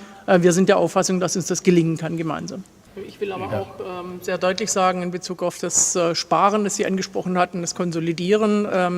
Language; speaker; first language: German; native; German